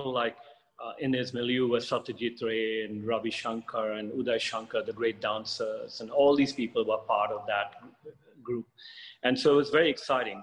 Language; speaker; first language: English; non-native, local second language; Bangla